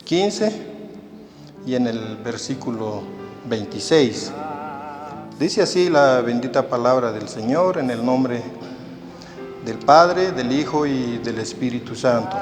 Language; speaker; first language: Spanish; native; Spanish